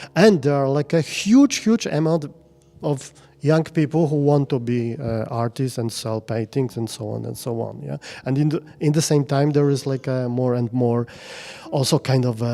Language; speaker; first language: English; non-native, fluent; Polish